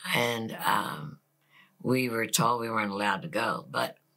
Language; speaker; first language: English; native; English